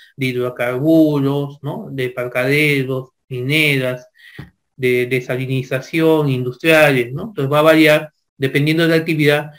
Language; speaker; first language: Spanish; native; Spanish